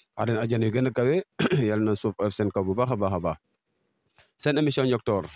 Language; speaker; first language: French; non-native, local second language; Wolof